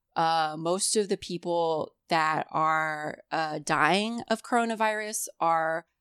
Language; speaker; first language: English; early bilingual, other home language; Cantonese